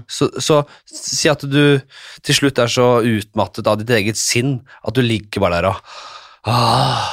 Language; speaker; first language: Norwegian; native; Norwegian